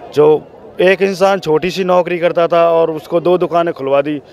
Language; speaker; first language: Hindi; native; Hindi